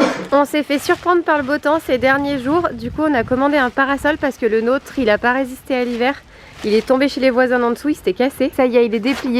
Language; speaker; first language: French; native; French